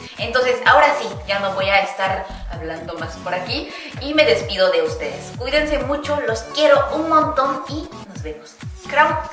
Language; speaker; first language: Spanish; non-native, fluent; Korean